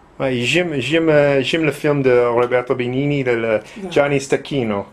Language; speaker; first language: French; non-native, learner; English